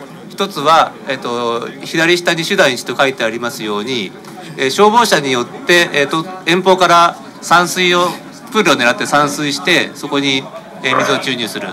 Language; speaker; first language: Japanese; native; Japanese